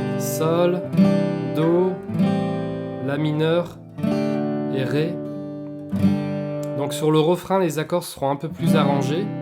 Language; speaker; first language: French; native; French